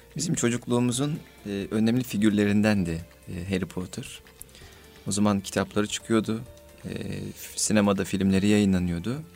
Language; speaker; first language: Turkish; native; Turkish